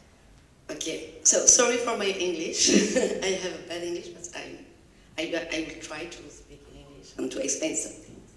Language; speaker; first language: English; non-native, learner; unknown